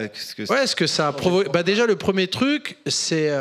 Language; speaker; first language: French; native; French